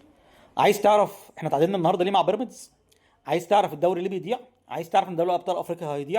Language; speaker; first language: Arabic; native; Arabic